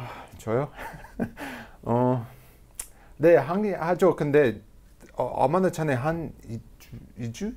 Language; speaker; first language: Korean; non-native, fluent; English